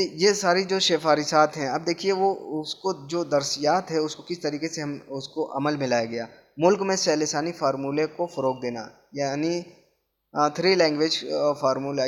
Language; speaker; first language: Urdu; native; Urdu